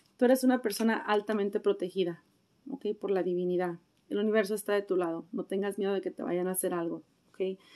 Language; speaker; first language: Spanish; early bilingual, heritage; Spanish